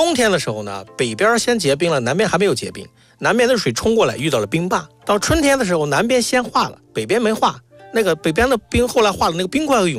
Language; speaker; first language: Chinese; native; Chinese